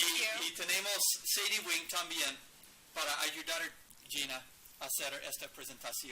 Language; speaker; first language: Spanish; non-native, learner; English